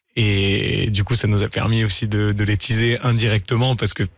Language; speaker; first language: French; native; French